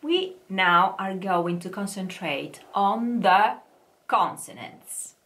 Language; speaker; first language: English; non-native, fluent; Italian